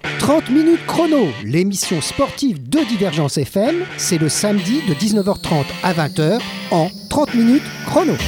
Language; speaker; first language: French; native; French